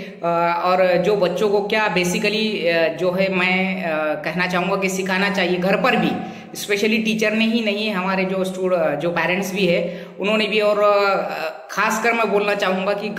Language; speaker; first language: Hindi; native; Hindi